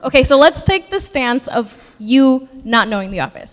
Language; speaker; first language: English; early bilingual, other home language; Spanish